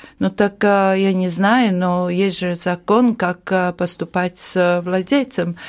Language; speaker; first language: Russian; non-native, local second language; Latvian